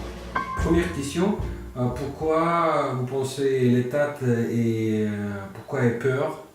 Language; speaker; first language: French; non-native, fluent; Russian